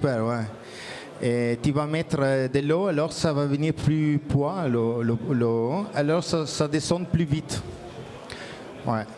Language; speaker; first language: French; non-native, learner; Italian